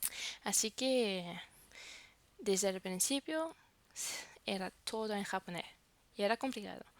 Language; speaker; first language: Spanish; non-native, fluent; French